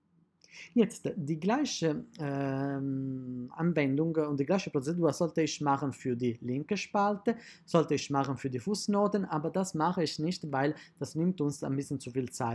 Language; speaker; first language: German; non-native, fluent; Italian